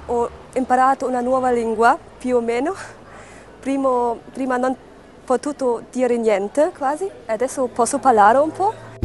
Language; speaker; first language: Italian; non-native, learner; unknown